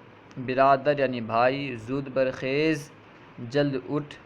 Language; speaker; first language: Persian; non-native, fluent; Urdu